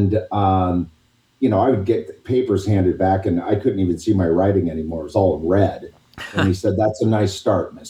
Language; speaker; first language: English; native; English